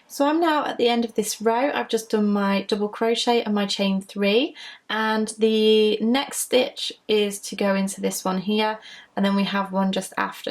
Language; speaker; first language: English; native; English